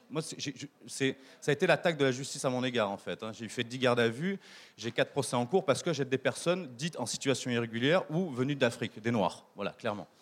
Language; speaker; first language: French; native; French